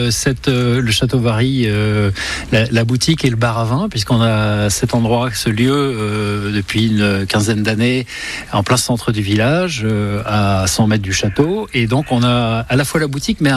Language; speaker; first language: French; native; French